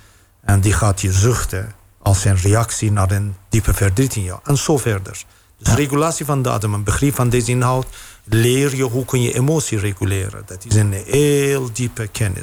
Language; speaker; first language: Dutch; non-native, fluent; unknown